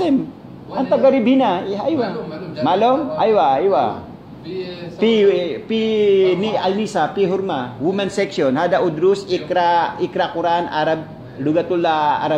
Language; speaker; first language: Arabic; non-native, learner; Filipino